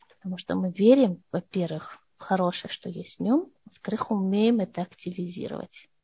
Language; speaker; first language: Russian; early bilingual, heritage; Russian